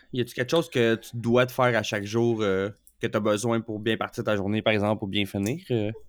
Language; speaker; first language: French; native; French